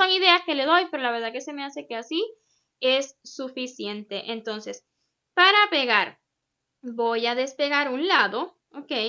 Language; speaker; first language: Spanish; native; Spanish